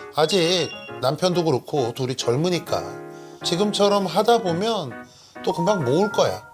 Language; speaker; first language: Korean; native; Korean